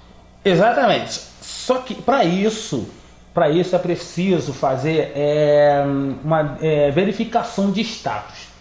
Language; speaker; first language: Portuguese; native; Portuguese